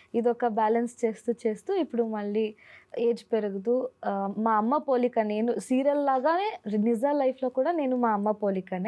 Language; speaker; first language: Telugu; non-native, local second language; Kannada